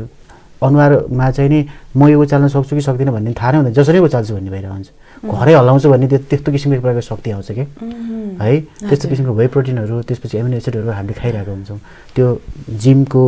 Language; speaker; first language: Nepali; native; Nepali